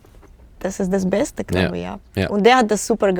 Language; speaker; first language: German; non-native, learner; Russian